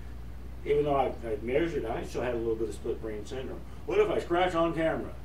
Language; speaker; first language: English; native; English